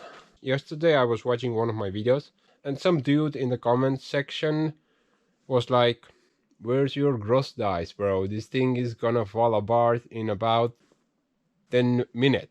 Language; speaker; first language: English; non-native, fluent; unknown